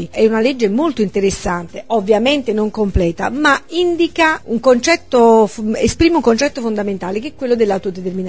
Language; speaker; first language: Italian; native; Italian